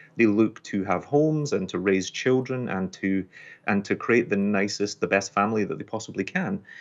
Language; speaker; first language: English; non-native, local second language; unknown